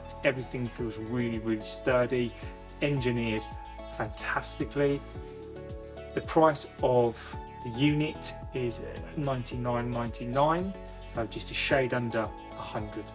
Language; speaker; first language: English; native; English